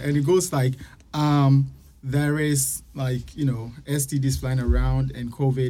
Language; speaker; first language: English; non-native, local second language; Akan